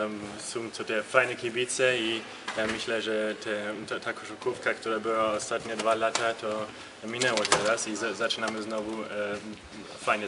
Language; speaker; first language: Polish; early bilingual, heritage; Polish